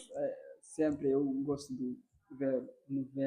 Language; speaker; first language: Portuguese; non-native, local second language; Fula